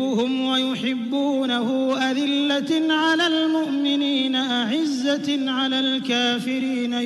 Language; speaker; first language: Arabic; native; Arabic